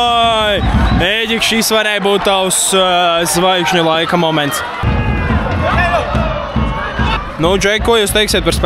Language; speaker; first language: Latvian; native; Latvian